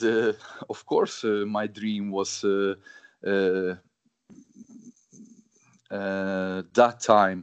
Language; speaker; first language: English; non-native, learner; Hungarian